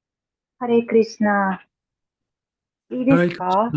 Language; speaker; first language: Japanese; non-native, fluent; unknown